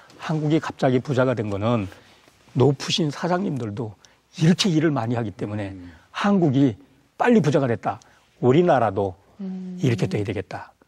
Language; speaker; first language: Korean; native; Korean